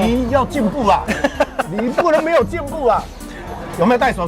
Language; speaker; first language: Chinese; native; Chinese